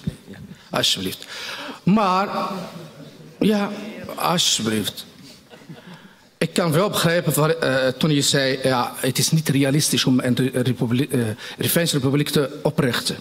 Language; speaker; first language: Dutch; non-native, fluent; Riffian